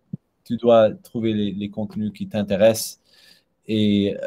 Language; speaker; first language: French; non-native, learner; English